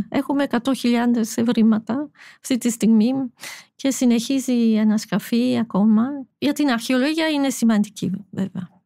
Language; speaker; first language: Greek; non-native, fluent; French